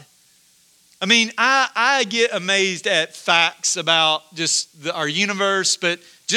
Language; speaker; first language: English; native; English